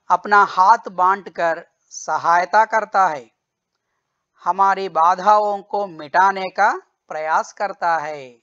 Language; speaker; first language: Hindi; non-native, local second language; Telugu